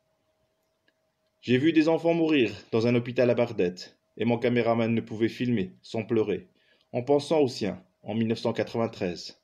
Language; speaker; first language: French; non-native, local second language; Kabyle